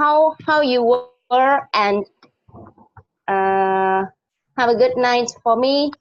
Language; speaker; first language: English; non-native, learner; Vietnamese